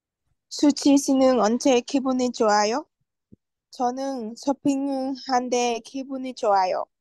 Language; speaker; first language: Korean; non-native, learner; Vietnamese